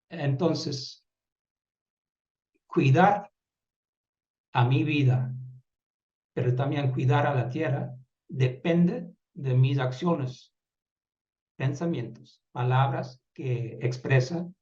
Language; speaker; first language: Spanish; non-native, fluent; Dutch